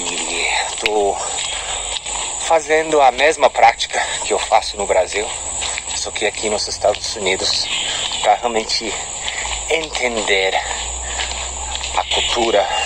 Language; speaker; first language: Portuguese; non-native, fluent; English